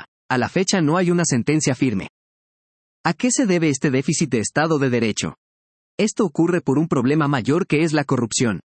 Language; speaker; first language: Spanish; native; Spanish